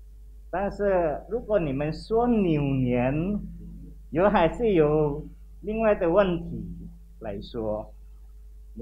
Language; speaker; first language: Chinese; non-native, local second language; Indonesian